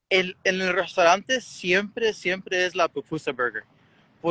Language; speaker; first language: Spanish; early bilingual, heritage; Spanish